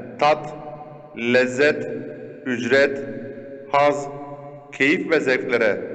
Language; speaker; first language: Turkish; native; Turkish